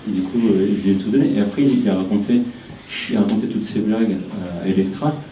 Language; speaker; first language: French; non-native, fluent; Spanish